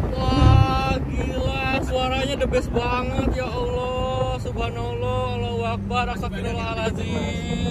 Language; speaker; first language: Indonesian; native; Indonesian